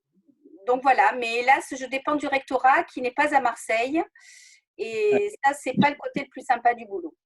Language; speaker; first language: French; native; French